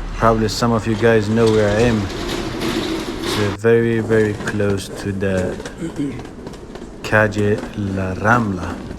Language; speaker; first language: English; non-native, fluent; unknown